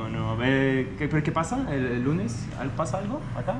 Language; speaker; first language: Spanish; non-native, fluent; Russian